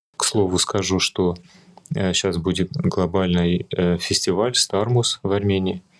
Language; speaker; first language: Russian; early bilingual, other home language; Armenian